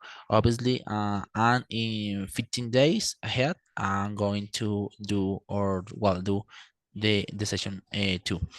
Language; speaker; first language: English; non-native, fluent; Spanish